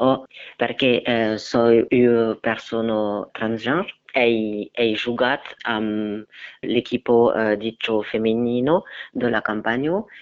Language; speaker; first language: Catalan; non-native, learner; French